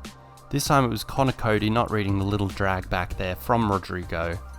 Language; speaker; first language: English; native; English